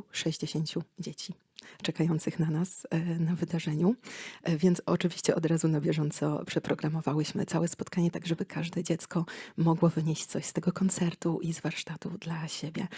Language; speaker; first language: Polish; native; Polish